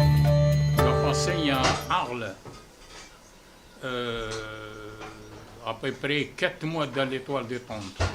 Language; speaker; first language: French; non-native, fluent; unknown